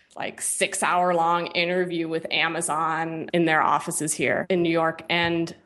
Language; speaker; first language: English; native; English